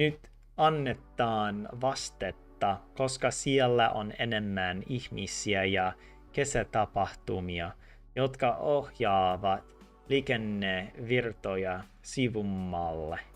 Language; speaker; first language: Finnish; non-native, learner; English